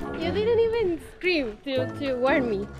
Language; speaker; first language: English; non-native, fluent; Spanish